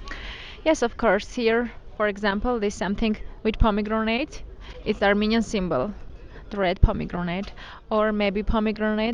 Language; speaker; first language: English; non-native, learner; Armenian